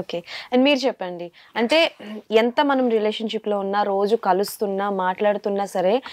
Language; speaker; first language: Telugu; native; Telugu